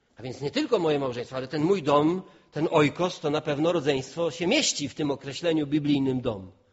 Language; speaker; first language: Polish; non-native, local second language; Kashubian